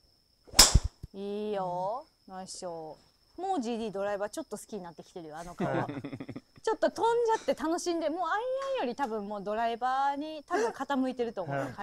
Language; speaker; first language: Japanese; native; Japanese